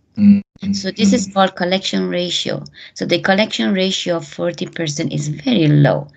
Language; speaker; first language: English; non-native, fluent; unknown